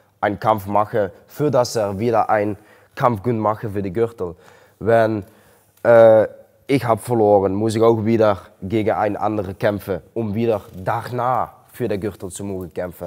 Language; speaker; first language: German; non-native, learner; Dutch